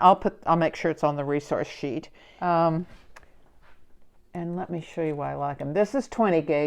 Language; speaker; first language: English; native; English